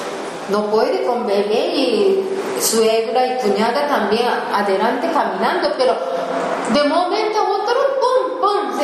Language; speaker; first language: Spanish; non-native, learner; Japanese